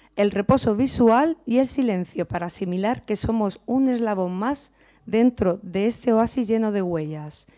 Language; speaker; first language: Spanish; native; Spanish